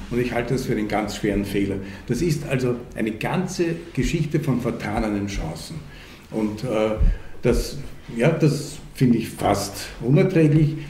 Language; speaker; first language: German; early bilingual, other home language; Hungarian